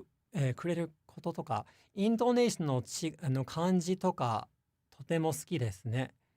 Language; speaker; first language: Japanese; non-native, fluent; English